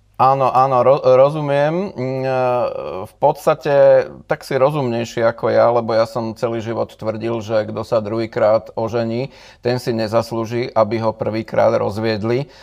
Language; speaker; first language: Slovak; native; Slovak